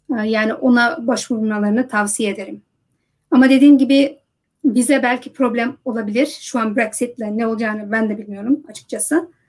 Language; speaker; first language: Turkish; early bilingual, heritage; Turkish